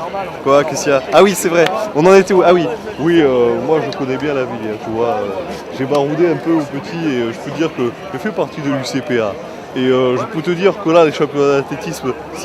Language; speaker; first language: French; native; French